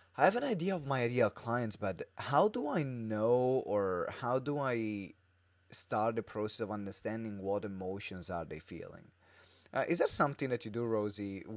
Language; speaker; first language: English; non-native, fluent; Italian